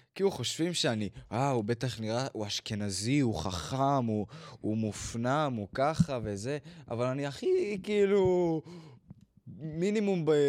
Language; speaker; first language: Hebrew; native; Hebrew